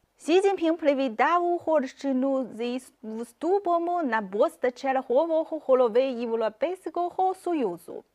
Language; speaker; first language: Ukrainian; non-native, fluent; Chinese